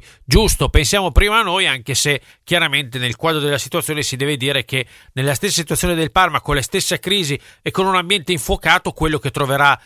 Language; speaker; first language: Italian; native; Italian